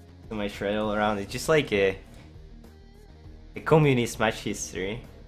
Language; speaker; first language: English; non-native, fluent; Russian